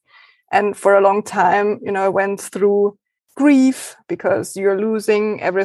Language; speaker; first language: English; non-native, fluent; German